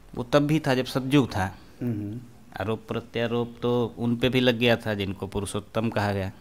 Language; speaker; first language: Hindi; native; Hindi